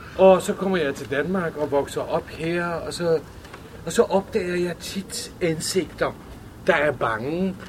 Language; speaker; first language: Danish; early bilingual, other home language; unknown